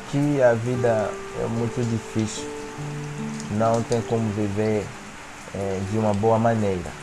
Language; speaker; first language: Portuguese; non-native, fluent; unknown